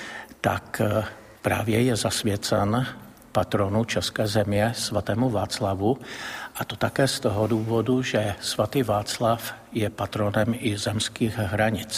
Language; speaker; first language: Czech; native; Czech